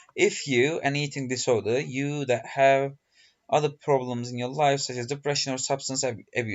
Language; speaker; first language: English; non-native, fluent; Turkish